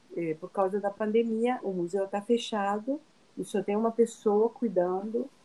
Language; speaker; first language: Portuguese; non-native, fluent; Spanish